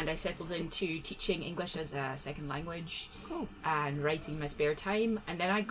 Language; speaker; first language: English; native; English